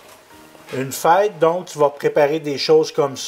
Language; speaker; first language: French; native; French